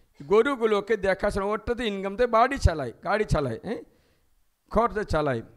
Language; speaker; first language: Bangla; non-native, fluent; Malayalam